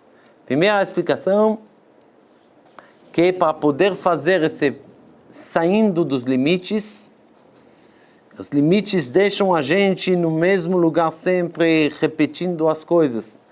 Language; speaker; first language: Portuguese; non-native, fluent; Hebrew